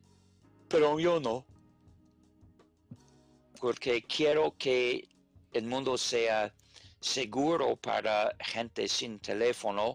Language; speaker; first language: Spanish; non-native, fluent; English